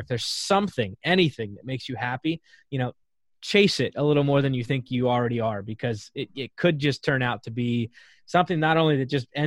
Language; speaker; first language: English; native; English